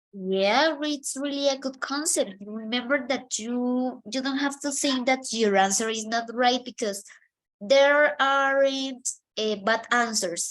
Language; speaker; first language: English; non-native, fluent; Spanish